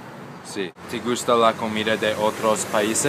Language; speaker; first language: Spanish; non-native, learner; English